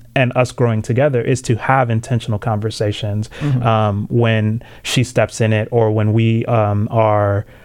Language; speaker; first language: English; early bilingual, other home language; Swahili